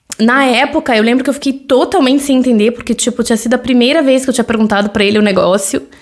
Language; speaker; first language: Portuguese; native; Portuguese